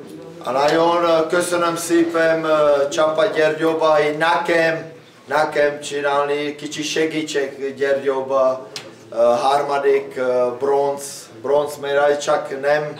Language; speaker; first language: Hungarian; non-native, learner; Czech